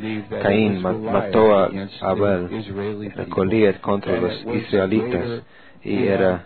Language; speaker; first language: Spanish; non-native, learner; English